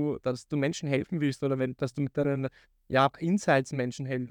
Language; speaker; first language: German; native; German